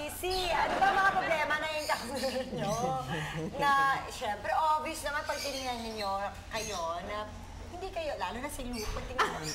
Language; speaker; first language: Filipino; native; Filipino